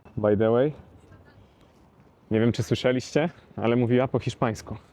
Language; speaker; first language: Polish; native; Polish